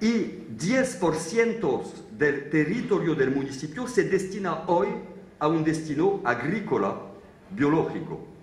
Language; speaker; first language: Spanish; non-native, fluent; French